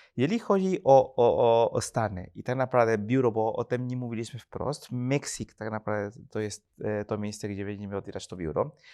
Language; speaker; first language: Polish; non-native, fluent; Spanish